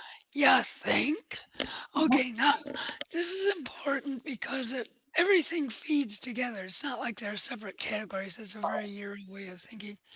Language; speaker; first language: English; native; English